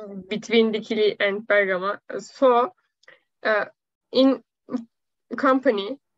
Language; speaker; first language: English; non-native, learner; Turkish